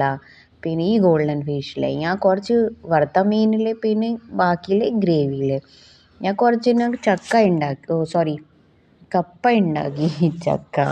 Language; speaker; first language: Malayalam; non-native, learner; Hindi